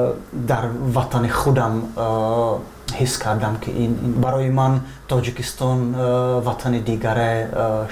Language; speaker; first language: Persian; non-native, fluent; Czech